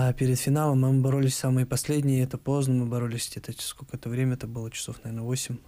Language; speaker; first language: Russian; native; Russian